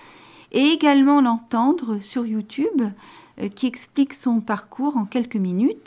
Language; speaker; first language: French; native; French